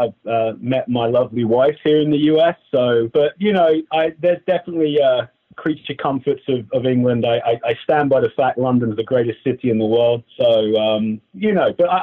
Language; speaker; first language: English; native; English